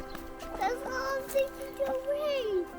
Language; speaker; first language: Dutch; early bilingual, heritage; Dutch